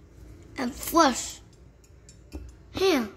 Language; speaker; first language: English; non-native, learner; Vietnamese